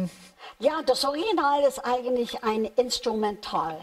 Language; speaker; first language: German; non-native, fluent; English